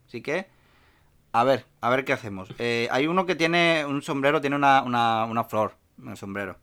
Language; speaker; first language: Spanish; native; Spanish